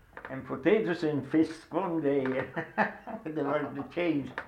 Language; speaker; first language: English; non-native, fluent; Swedish